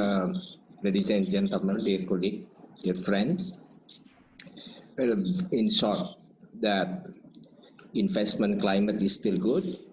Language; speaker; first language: English; non-native, fluent; Indonesian